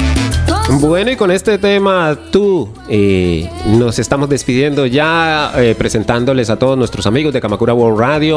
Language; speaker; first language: Spanish; native; Spanish